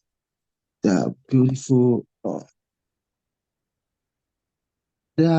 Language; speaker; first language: English; non-native, learner; Haitian Creole